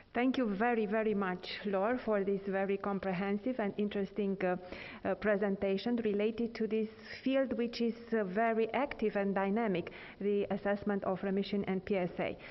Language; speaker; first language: English; non-native, fluent; Romanian